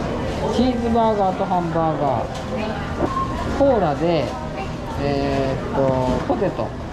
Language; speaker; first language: Japanese; native; Japanese